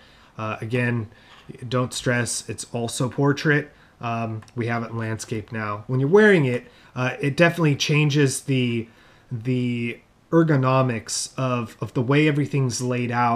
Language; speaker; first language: English; native; English